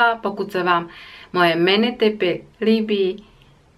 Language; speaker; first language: Czech; native; Czech